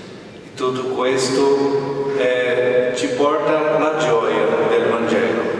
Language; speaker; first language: Italian; non-native, fluent; Portuguese